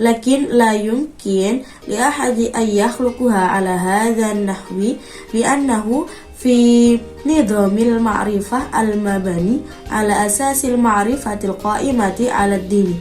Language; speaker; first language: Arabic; non-native, learner; Indonesian